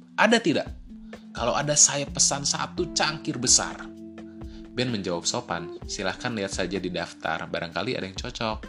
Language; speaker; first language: Indonesian; native; Indonesian